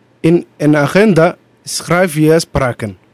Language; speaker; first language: Dutch; non-native, learner; Somali